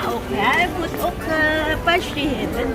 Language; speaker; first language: Dutch; non-native, learner; Filipino